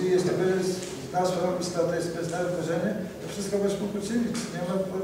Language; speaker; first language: Polish; native; Polish